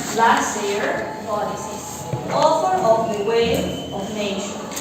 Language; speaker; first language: English; non-native, fluent; Spanish